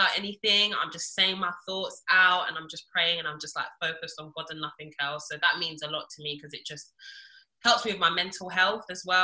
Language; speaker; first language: English; early bilingual, other home language; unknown